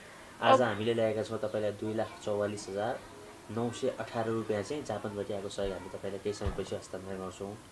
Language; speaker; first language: Nepali; native; Nepali